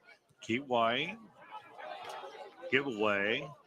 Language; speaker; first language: English; native; English